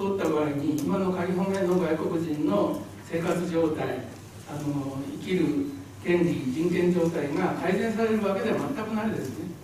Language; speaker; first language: Japanese; native; Japanese